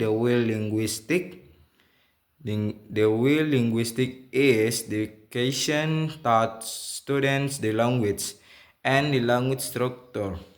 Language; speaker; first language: English; non-native, learner; Indonesian